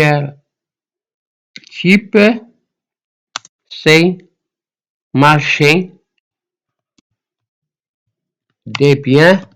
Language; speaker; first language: French; non-native, local second language; Arabic